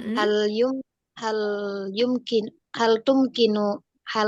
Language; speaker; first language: Arabic; non-native, learner; Indonesian